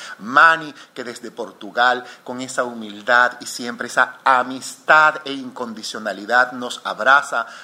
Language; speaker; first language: Spanish; native; Spanish